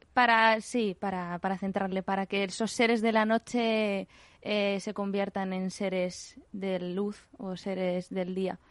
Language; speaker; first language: Spanish; native; Spanish